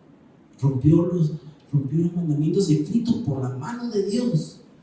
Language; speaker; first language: Spanish; native; Spanish